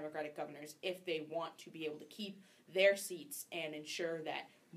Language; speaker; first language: English; native; English